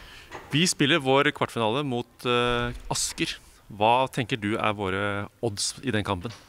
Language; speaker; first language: Norwegian; native; Norwegian